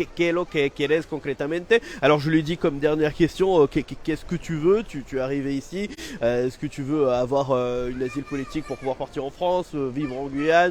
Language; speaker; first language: French; native; French